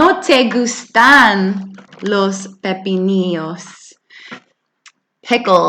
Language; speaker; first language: Spanish; non-native, fluent; English